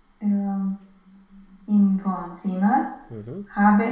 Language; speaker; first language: German; non-native, learner; Romanian